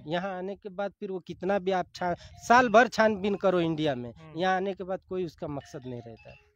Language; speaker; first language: Hindi; native; Hindi